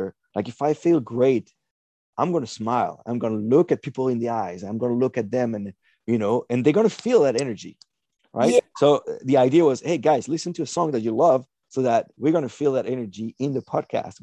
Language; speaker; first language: English; non-native, fluent; French